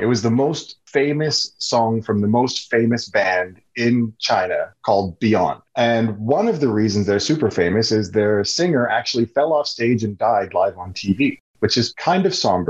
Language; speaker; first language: English; native; English